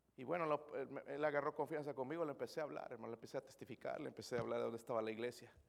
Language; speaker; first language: Spanish; native; Spanish